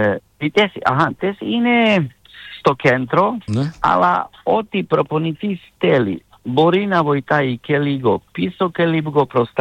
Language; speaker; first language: Greek; non-native, learner; Serbian